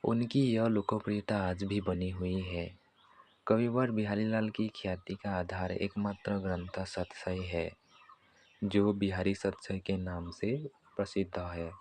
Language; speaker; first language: Hindi; non-native, local second language; Assamese